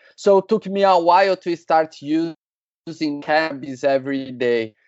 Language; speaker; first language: English; non-native, learner; Portuguese